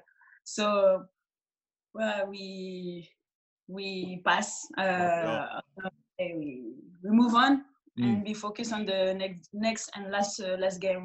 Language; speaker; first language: English; non-native, fluent; French